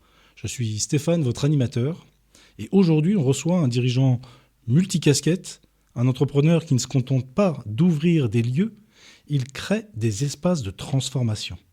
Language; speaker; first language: French; native; French